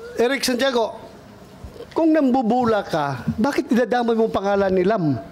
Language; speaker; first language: Filipino; non-native, local second language; Cebuano